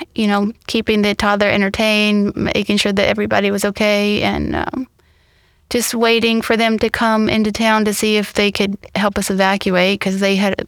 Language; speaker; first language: English; native; English